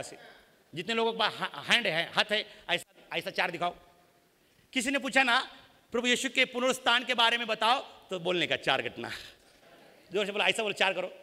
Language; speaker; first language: Hindi; non-native, local second language; Marathi